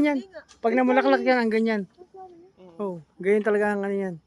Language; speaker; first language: Filipino; non-native, local second language; Cebuano